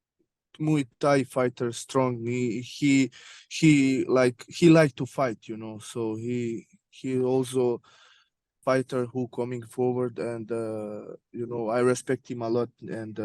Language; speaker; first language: English; non-native, learner; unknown